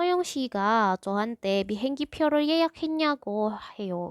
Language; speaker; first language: Korean; non-native, fluent; Indonesian